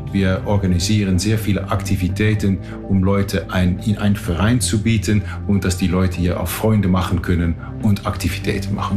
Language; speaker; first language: German; non-native, fluent; Dutch